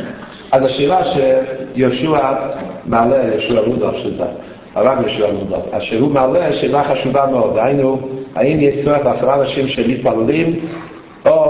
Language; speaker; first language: Hebrew; non-native, fluent; English